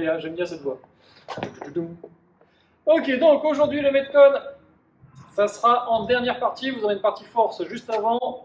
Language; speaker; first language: French; native; French